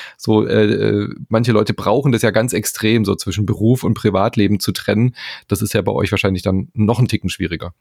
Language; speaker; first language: German; native; German